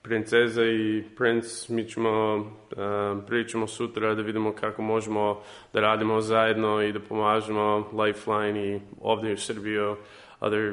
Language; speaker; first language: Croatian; early bilingual, heritage; Serbian